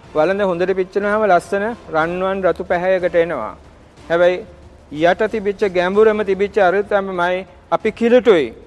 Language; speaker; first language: Sinhala; native; Sinhala